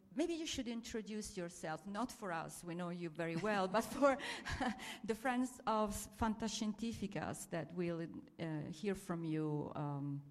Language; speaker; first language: English; non-native, fluent; Italian